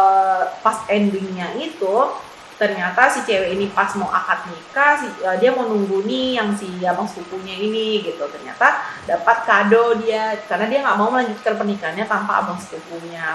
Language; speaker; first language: Indonesian; native; Indonesian